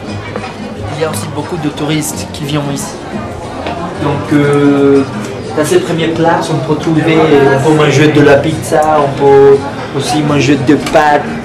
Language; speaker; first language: French; non-native, fluent; Spanish